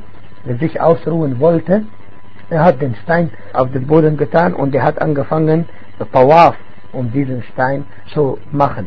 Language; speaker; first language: German; non-native, fluent; Arabic